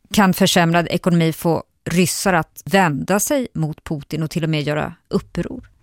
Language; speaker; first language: Swedish; native; Swedish